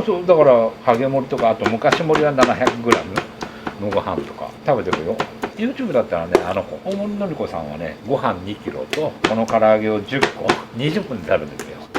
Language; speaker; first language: Japanese; native; Japanese